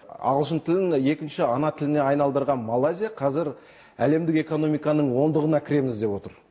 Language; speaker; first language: Kazakh; native; Kazakh